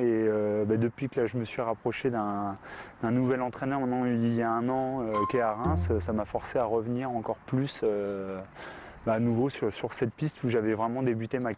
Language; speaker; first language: French; native; French